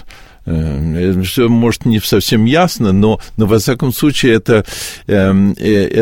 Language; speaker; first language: Russian; early bilingual, heritage; Russian